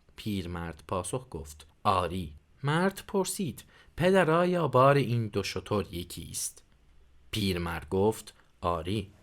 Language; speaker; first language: Persian; non-native, fluent; Turkish